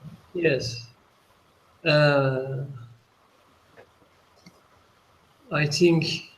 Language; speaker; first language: English; non-native, learner; Turkish